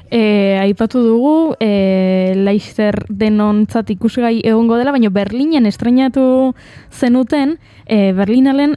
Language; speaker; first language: Basque; native; Basque